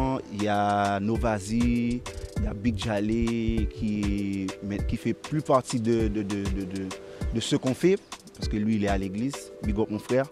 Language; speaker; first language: French; non-native, local second language; Haitian Creole